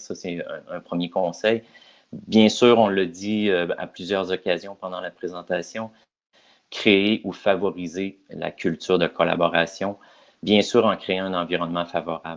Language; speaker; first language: French; native; French